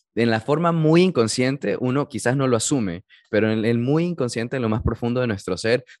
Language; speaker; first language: Spanish; early bilingual, heritage; Spanish